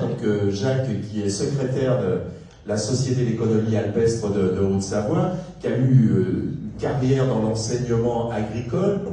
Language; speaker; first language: French; native; French